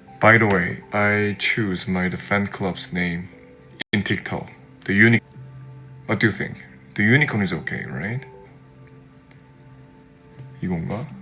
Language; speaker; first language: English; non-native, fluent; Korean